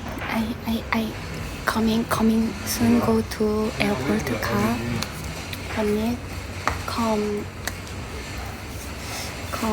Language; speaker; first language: English; non-native, learner; Korean